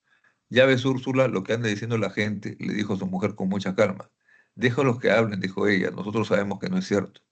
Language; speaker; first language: Spanish; native; Spanish